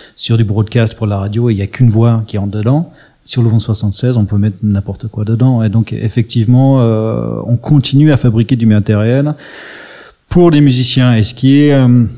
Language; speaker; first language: French; early bilingual, other home language; English